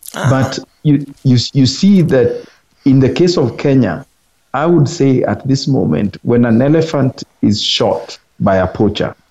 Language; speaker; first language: English; non-native, local second language; Luo (Kenya and Tanzania)